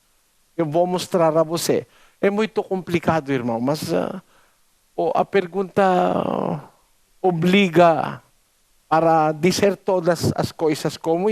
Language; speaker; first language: Portuguese; non-native, learner; Filipino